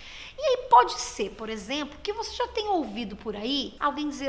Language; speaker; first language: Portuguese; native; Portuguese